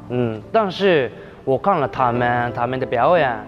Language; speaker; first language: Chinese; non-native, fluent; Japanese